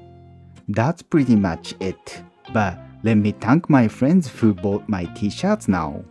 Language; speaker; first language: English; non-native, fluent; Japanese